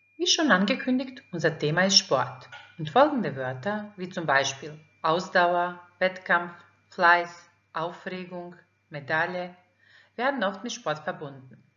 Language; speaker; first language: German; non-native, fluent; Croatian